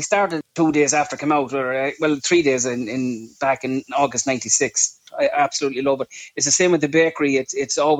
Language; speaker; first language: English; native; English